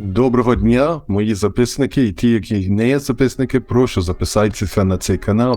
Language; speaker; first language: Ukrainian; early bilingual, heritage; Ukrainian